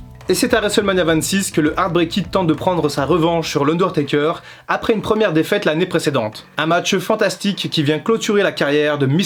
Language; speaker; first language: French; native; French